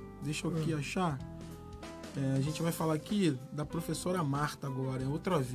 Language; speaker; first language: Portuguese; native; Portuguese